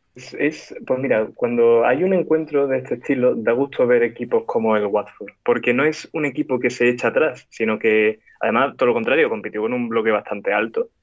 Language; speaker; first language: Spanish; native; Spanish